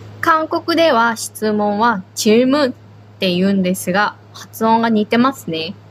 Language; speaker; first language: Japanese; non-native, fluent; Chinese